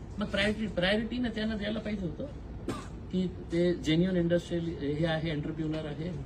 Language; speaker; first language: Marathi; non-native, local second language; Urdu